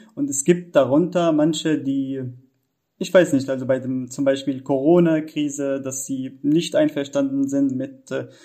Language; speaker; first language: German; non-native, fluent; Arabic